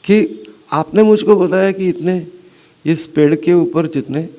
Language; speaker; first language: Hindi; non-native, local second language; Marathi